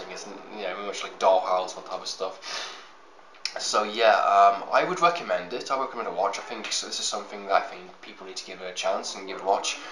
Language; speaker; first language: English; native; English